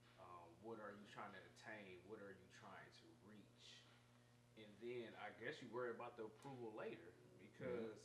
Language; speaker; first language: English; native; English